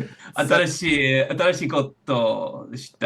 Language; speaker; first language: Japanese; non-native, learner; English